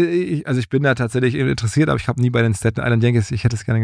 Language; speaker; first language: German; native; German